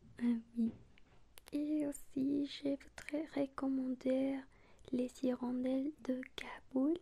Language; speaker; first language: French; non-native, learner; Spanish